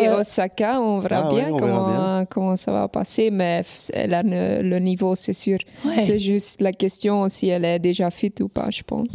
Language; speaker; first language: French; non-native, local second language; Dutch